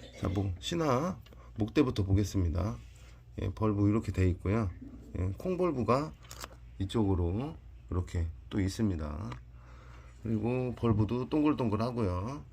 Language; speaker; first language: Korean; native; Korean